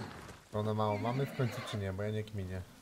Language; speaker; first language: Polish; native; Polish